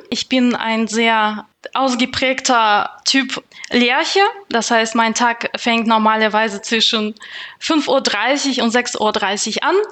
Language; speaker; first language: German; non-native, fluent; Russian